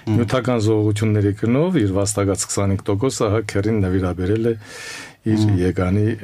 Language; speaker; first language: Armenian; native; Armenian